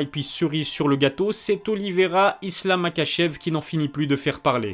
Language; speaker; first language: French; native; French